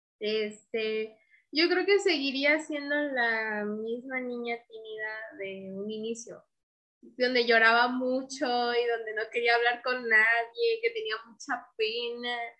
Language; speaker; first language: Spanish; native; Spanish